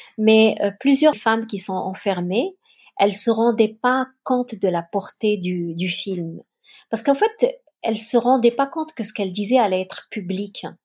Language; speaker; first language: French; non-native, local second language; Kabyle